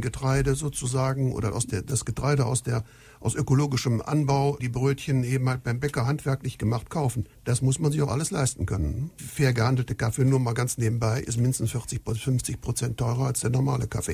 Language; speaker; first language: German; native; German